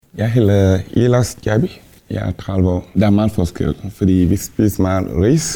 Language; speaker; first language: Danish; non-native, learner; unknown